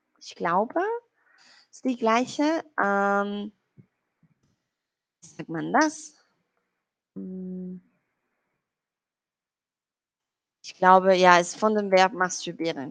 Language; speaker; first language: German; non-native, learner; Spanish